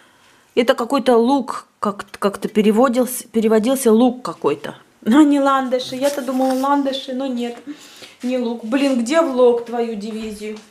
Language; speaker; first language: Russian; native; Russian